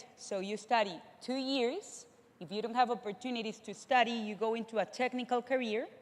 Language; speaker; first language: English; non-native, fluent; Spanish